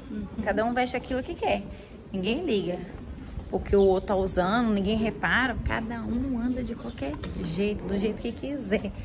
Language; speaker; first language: Portuguese; native; Portuguese